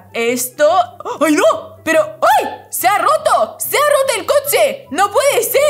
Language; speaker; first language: Spanish; non-native, fluent; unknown